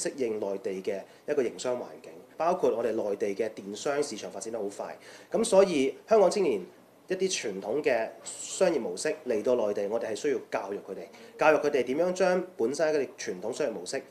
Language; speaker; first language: Chinese; non-native, local second language; Cantonese